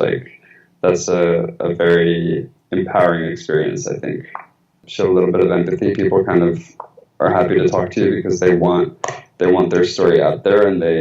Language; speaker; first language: English; early bilingual, other home language; Spanish